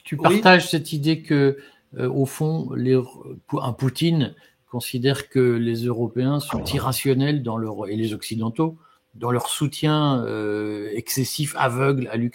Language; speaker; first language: French; native; French